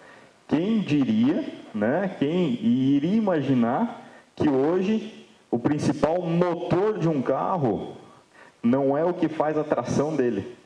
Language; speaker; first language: Portuguese; native; Portuguese